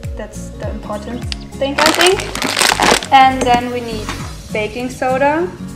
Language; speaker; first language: English; non-native, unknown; German